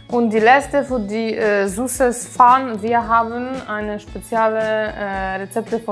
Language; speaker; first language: German; non-native, learner; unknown